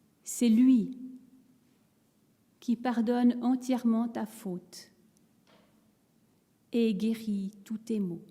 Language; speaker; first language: French; native; French